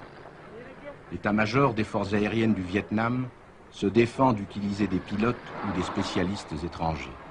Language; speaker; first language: French; native; French